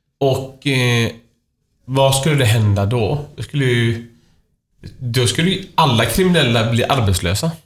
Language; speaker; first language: Swedish; non-native, fluent; Persian